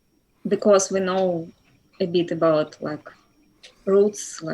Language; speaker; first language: English; non-native, fluent; Russian